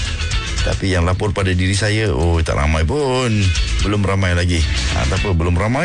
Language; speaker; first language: Malay; native; Malay